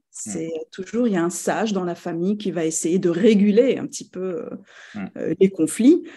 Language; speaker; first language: French; non-native, local second language; Arabic